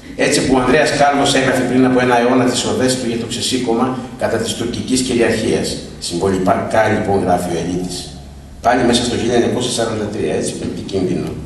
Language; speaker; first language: Greek; native; Greek